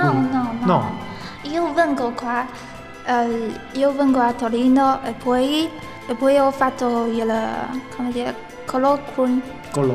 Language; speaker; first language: Italian; non-native, learner; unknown